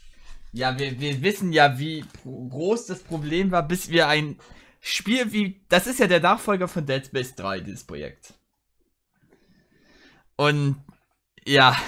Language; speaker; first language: German; native; German